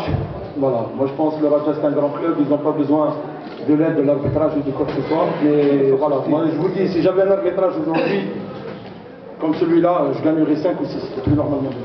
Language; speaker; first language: French; non-native, local second language; Arabic